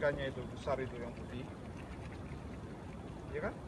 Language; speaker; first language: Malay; non-native, local second language; Javanese